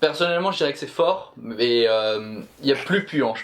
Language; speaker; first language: French; native; French